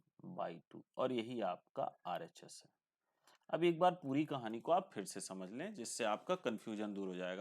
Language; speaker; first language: Hindi; native; Hindi